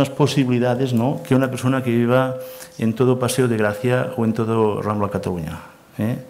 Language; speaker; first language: Spanish; non-native, local second language; Catalan